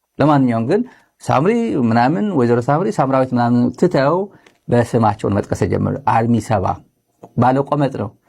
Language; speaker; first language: Amharic; non-native, local second language; Tigrinya